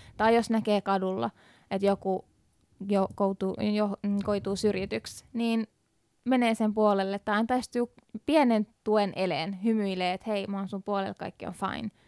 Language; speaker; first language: Finnish; early bilingual, other home language; Persian